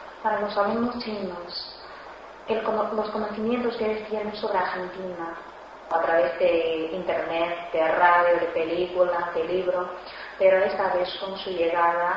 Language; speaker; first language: Spanish; non-native, fluent; Chinese